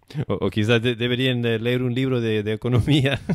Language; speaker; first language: Spanish; non-native, learner; English